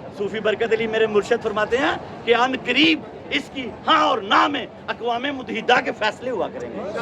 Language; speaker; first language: Urdu; non-native, local second language; Punjabi